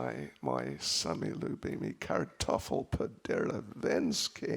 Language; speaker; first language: Russian; non-native, learner; English